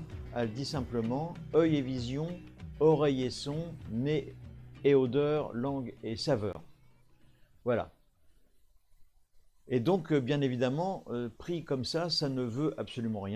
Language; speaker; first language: French; native; French